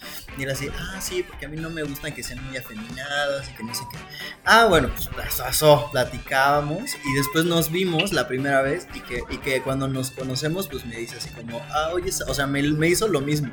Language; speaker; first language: Spanish; native; Spanish